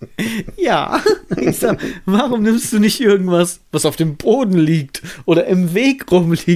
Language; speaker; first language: German; native; German